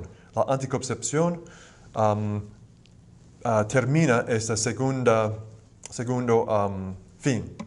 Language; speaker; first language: Spanish; non-native, fluent; English